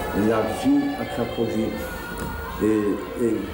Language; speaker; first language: French; non-native, fluent; Polish